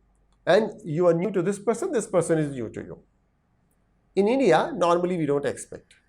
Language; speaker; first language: English; non-native, local second language; Hindi